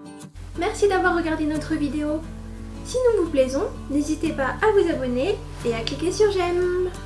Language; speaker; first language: French; native; French